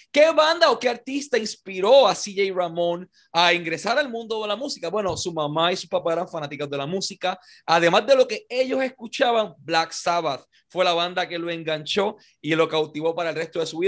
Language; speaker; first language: Spanish; native; Spanish